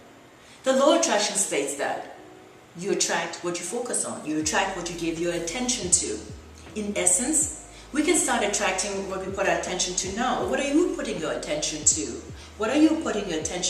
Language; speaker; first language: English; native; English